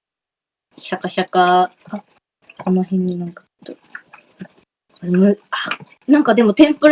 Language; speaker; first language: Japanese; native; Japanese